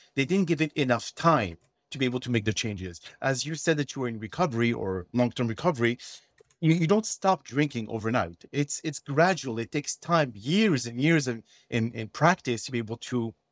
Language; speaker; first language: English; non-native, fluent; French